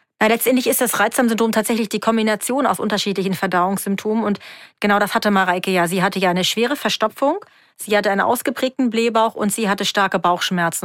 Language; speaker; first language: German; native; German